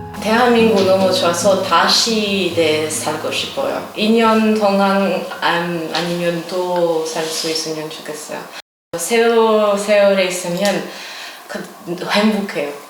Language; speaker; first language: Korean; non-native, learner; French